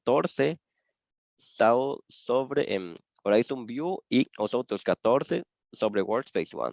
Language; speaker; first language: Portuguese; non-native, fluent; Spanish